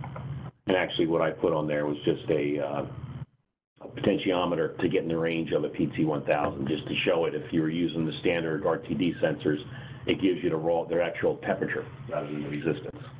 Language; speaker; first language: English; native; English